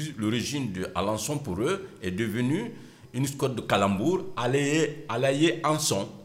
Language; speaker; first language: French; non-native, local second language; Mandingo